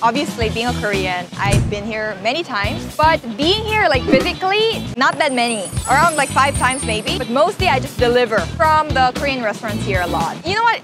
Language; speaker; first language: English; non-native, local second language; Korean